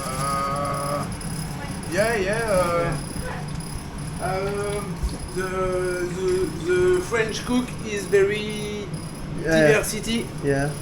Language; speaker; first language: English; non-native, learner; French